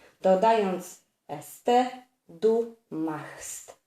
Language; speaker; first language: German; non-native, fluent; Polish